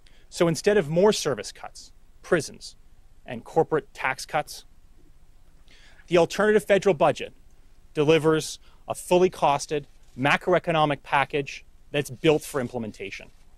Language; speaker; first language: English; native; English